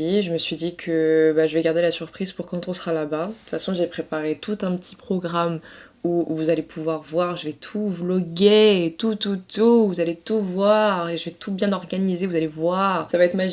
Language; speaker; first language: French; native; French